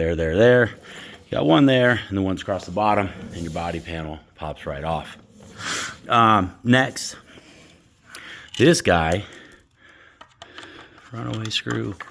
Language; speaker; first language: English; native; English